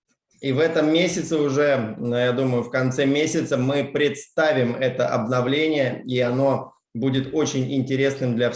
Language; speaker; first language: Russian; native; Russian